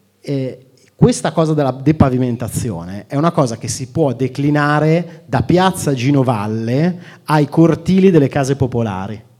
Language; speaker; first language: Italian; native; Italian